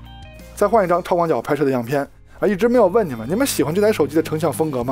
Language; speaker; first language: Chinese; native; Chinese